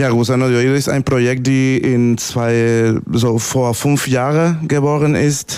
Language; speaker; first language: German; non-native, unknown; Spanish